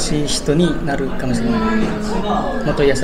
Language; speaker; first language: Japanese; non-native, fluent; Indonesian